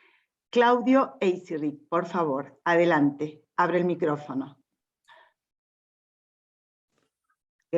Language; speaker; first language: Spanish; native; Spanish